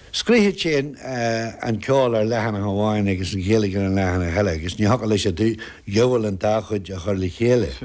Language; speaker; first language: Irish; non-native, local second language; English